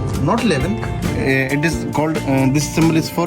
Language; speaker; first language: English; non-native, local second language; Hindi